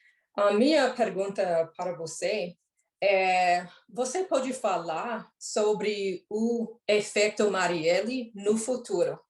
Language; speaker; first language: Portuguese; non-native, learner; English